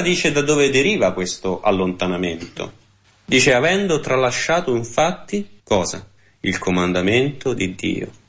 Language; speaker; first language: Italian; native; Italian